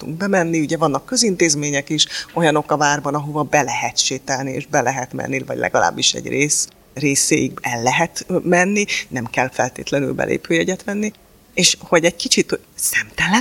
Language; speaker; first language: Hungarian; native; Hungarian